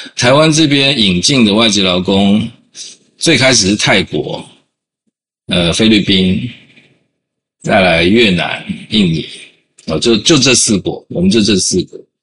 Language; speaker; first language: Chinese; native; Chinese